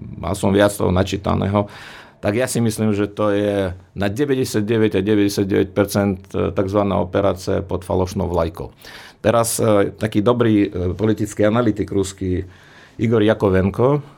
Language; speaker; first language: Slovak; early bilingual, other home language; Russian